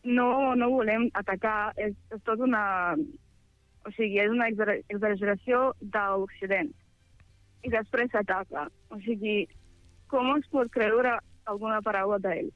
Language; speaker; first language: Catalan; non-native, fluent; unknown